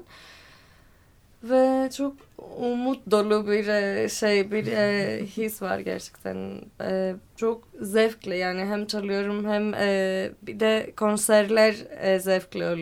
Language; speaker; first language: Turkish; non-native, fluent; Greek